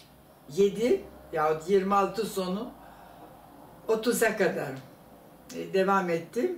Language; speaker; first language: Turkish; non-native, fluent; German